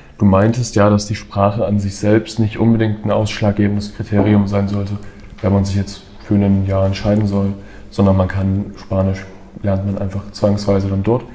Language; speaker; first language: German; native; German